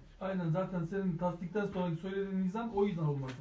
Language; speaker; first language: Turkish; native; Turkish